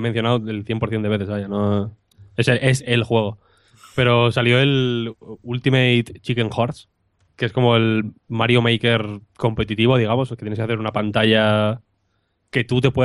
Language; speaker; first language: Spanish; native; Spanish